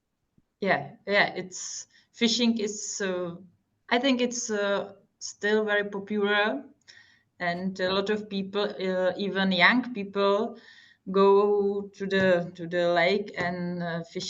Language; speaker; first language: English; non-native, fluent; Hungarian